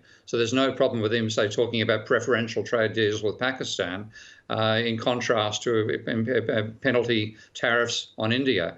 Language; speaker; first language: English; native; English